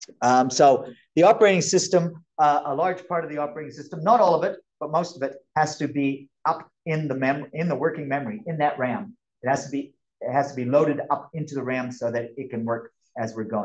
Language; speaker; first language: English; native; English